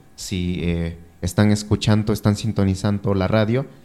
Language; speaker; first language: Spanish; non-native, local second language; Mixtepec Mixtec